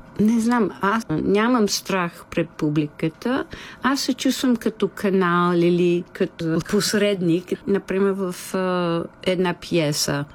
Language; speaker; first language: Bulgarian; non-native, fluent; English